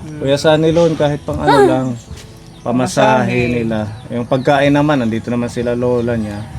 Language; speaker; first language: Filipino; native; Filipino